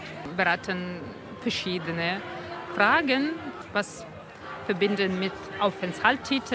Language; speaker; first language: German; non-native, learner; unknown